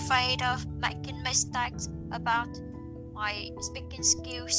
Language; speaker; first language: English; non-native, learner; Vietnamese